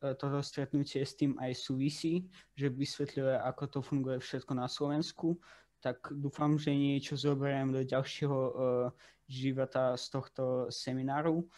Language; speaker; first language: Slovak; early bilingual, other home language; Russian